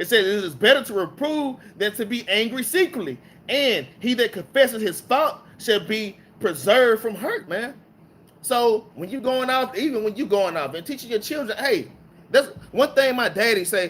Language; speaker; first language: English; native; English